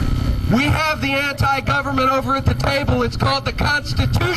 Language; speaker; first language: English; native; English